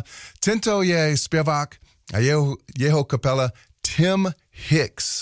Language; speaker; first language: Czech; non-native, learner; English